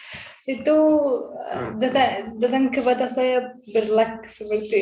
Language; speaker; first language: Indonesian; non-native, learner; Arabic